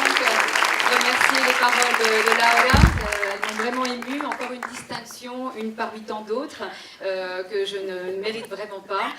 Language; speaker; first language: French; non-native, fluent; Spanish